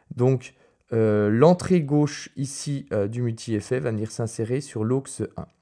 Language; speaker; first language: French; native; French